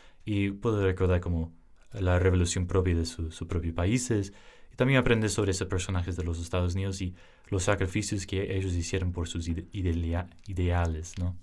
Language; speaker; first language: Spanish; early bilingual, heritage; English